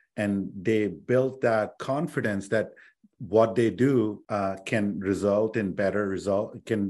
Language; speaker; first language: English; non-native, local second language; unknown